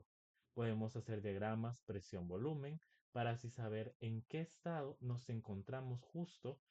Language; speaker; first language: Spanish; native; Spanish